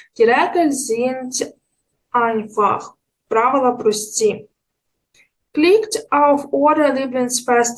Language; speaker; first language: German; non-native, fluent; Ukrainian